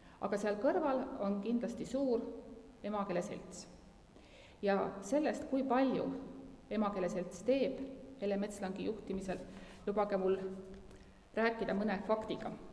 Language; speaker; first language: Estonian; native; Estonian